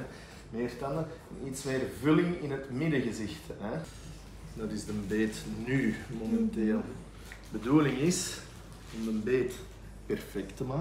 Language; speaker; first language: Dutch; native; Dutch